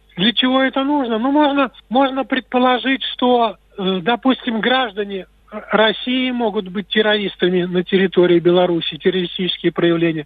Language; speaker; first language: Russian; native; Russian